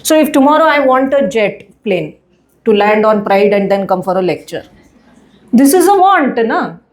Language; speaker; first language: English; non-native, local second language; Hindi